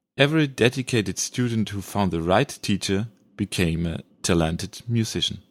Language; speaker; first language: English; non-native, fluent; German